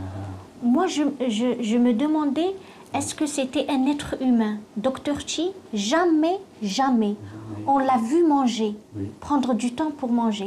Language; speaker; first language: French; non-native, local second language; Arabic